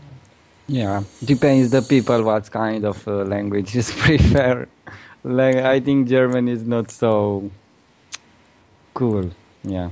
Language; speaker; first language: English; non-native, learner; Romanian